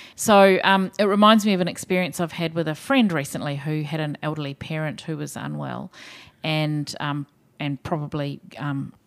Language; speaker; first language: English; native; English